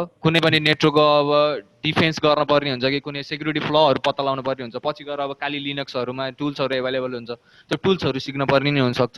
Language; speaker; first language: Nepali; native; Nepali